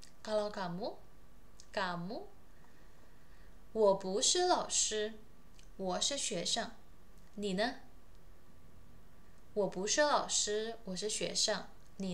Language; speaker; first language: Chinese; non-native, fluent; Indonesian